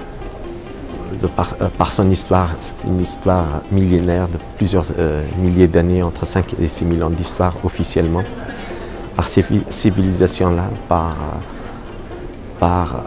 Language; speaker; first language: French; non-native, fluent; Persian